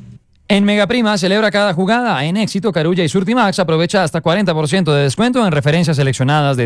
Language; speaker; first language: Spanish; native; Spanish